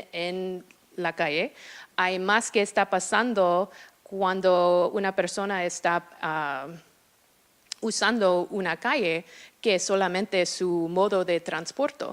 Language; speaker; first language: Spanish; non-native, fluent; English